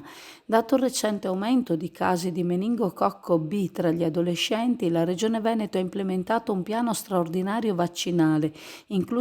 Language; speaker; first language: Italian; native; Italian